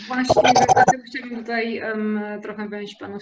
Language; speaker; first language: Polish; native; Polish